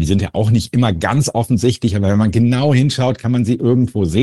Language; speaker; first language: German; native; German